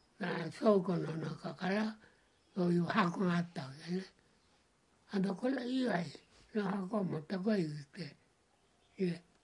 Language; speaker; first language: Japanese; native; Japanese